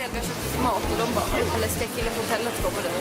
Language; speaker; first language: Swedish; native; Swedish